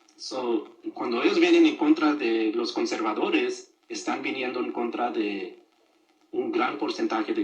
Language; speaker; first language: Spanish; early bilingual, other home language; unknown